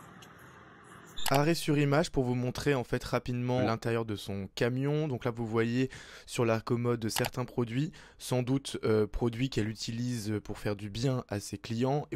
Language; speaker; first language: French; native; French